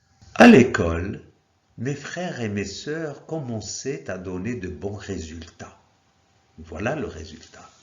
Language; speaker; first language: French; non-native, local second language; Arabic